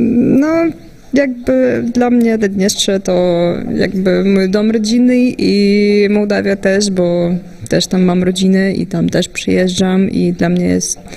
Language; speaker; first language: Polish; non-native, fluent; Russian